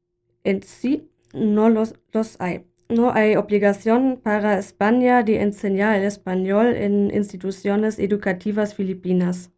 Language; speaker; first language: Spanish; non-native, learner; German